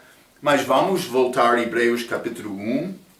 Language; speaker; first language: Portuguese; non-native, fluent; English